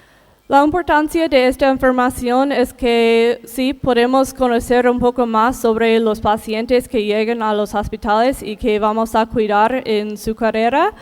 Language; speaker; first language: Spanish; non-native, fluent; English